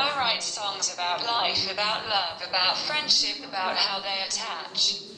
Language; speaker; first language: English; non-native, learner; Russian